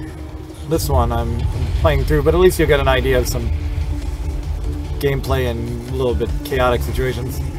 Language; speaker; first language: English; native; English